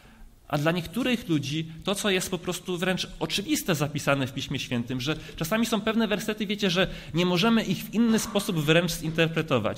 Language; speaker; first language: Polish; native; Polish